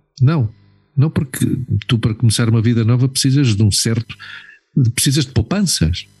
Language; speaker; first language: Portuguese; native; Portuguese